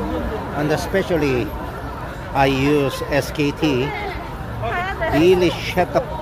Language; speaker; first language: English; non-native, learner; Korean